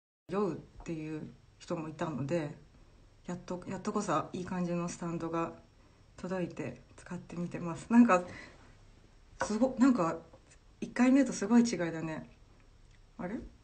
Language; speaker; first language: Japanese; early bilingual, heritage; Japanese